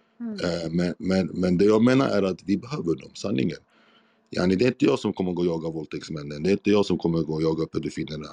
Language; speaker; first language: Swedish; non-native, fluent; Arabic